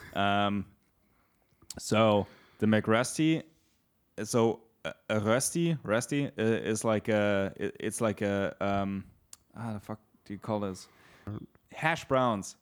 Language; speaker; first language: English; non-native, fluent; German